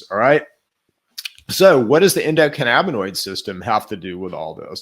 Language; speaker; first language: English; native; English